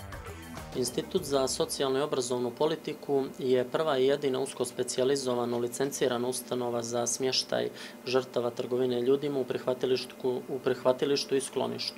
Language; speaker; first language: Serbian; native; Serbian